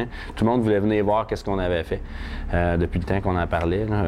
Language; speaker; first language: French; native; French